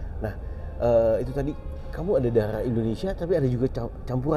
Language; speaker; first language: Indonesian; native; Indonesian